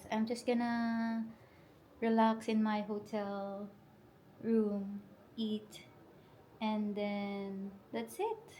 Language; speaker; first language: English; non-native, local second language; Filipino